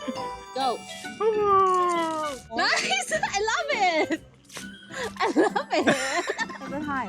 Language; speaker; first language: English; non-native, learner; Thai